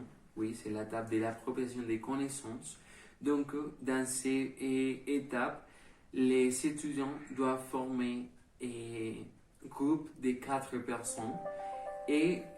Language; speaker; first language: French; non-native, learner; Spanish